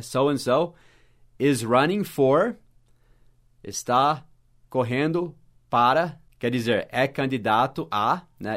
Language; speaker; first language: Portuguese; non-native, fluent; English